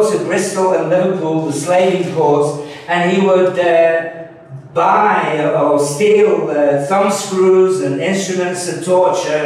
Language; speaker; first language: English; native; English